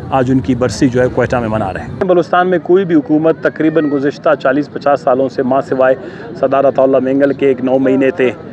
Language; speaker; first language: Urdu; non-native, local second language; Baluchi